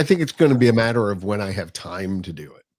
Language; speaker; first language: English; native; English